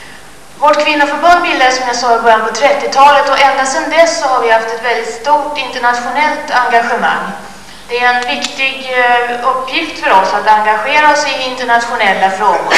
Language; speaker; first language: Swedish; native; Swedish